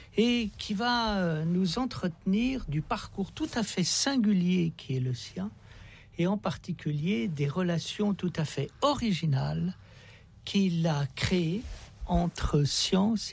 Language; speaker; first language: French; native; French